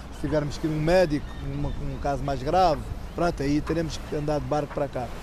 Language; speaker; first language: Portuguese; native; Portuguese